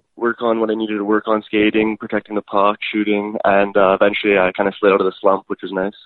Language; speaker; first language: English; native; English